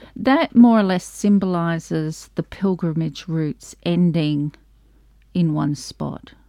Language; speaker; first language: English; native; English